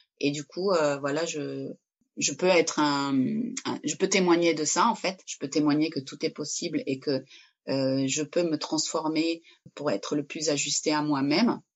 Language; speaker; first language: French; early bilingual, other home language; Spanish